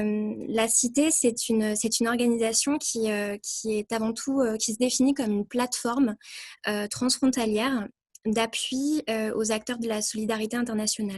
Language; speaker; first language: French; native; French